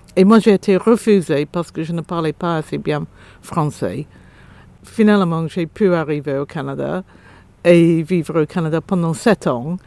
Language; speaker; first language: French; non-native, fluent; English